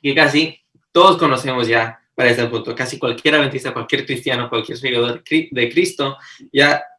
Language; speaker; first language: Spanish; early bilingual, heritage; Spanish